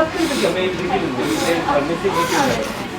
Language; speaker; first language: Japanese; native; Japanese